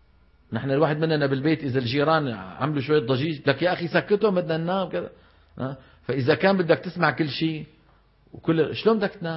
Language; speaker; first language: Arabic; native; Arabic